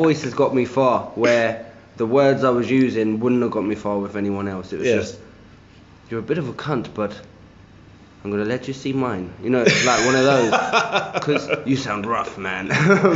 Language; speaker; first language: English; native; English